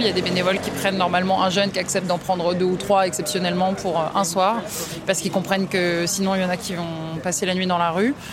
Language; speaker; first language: French; native; French